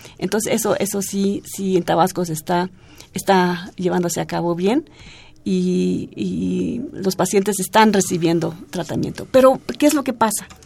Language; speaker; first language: Spanish; non-native, fluent; German